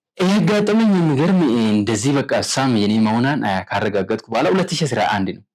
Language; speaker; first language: Amharic; non-native, local second language; Oromo